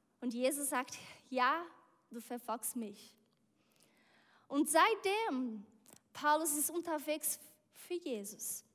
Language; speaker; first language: German; non-native, learner; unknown